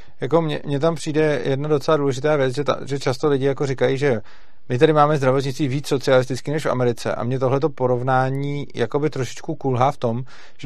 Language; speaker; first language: Czech; native; Czech